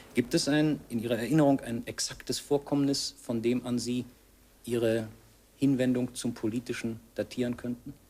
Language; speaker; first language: German; native; German